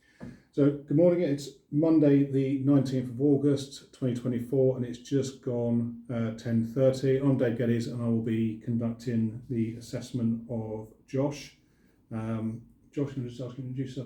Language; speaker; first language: English; native; English